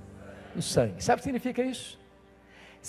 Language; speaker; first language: Portuguese; native; Portuguese